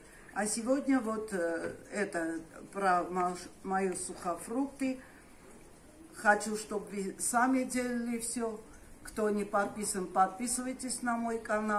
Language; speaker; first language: Russian; non-native, fluent; Armenian